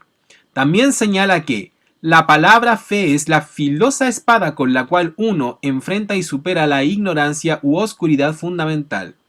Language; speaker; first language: Spanish; native; Spanish